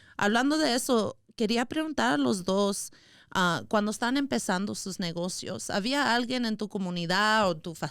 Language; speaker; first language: Spanish; early bilingual, other home language; English